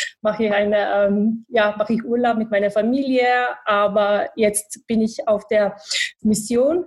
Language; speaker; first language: German; non-native, fluent; Bosnian